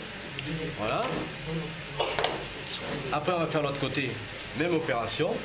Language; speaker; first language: French; native; French